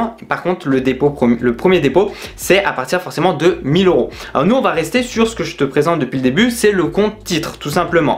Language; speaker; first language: French; native; French